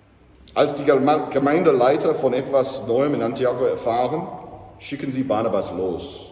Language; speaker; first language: German; non-native, fluent; English